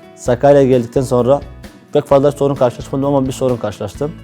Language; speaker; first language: Turkish; non-native, fluent; Somali